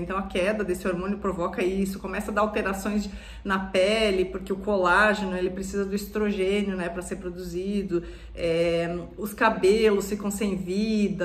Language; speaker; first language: Portuguese; native; Portuguese